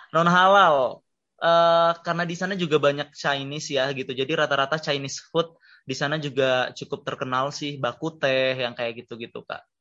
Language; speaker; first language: Indonesian; native; Indonesian